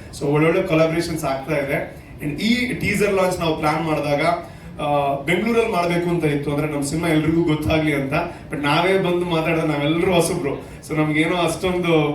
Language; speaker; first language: Kannada; non-native, local second language; Tulu